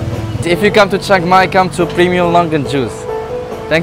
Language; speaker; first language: English; non-native, learner; Arabic